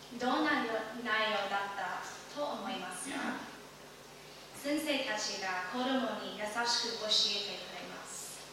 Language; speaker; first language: Japanese; non-native, fluent; English